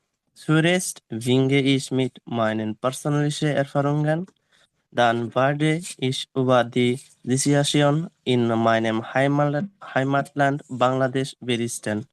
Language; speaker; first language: German; non-native, learner; Bangla